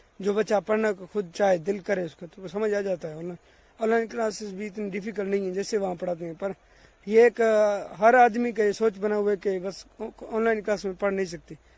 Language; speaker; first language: Urdu; non-native, local second language; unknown